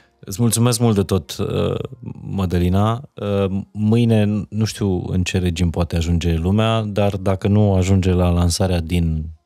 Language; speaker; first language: Romanian; native; Romanian